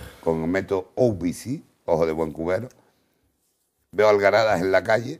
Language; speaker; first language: Spanish; native; Spanish